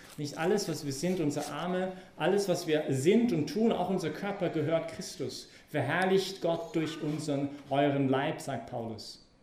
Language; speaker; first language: German; non-native, fluent; English